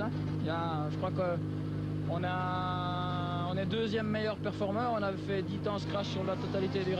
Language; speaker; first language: French; native; French